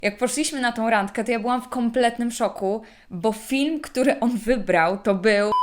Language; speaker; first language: Polish; native; Polish